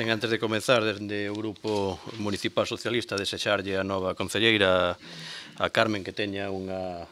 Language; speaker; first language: Galician; native; Galician